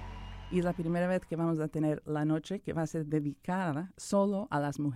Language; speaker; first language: Spanish; early bilingual, heritage; Spanish